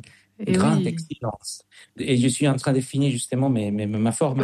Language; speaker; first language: French; non-native, fluent; Spanish